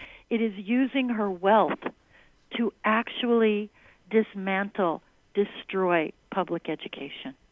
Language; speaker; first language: English; early bilingual, other home language; Spanish